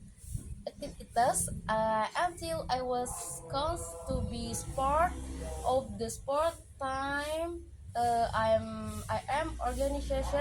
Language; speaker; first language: English; non-native, learner; Indonesian